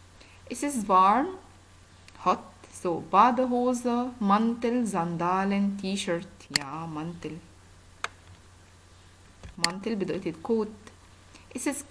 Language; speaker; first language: German; non-native, fluent; Arabic